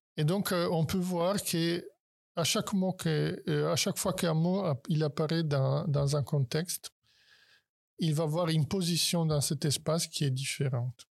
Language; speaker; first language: French; non-native, fluent; Italian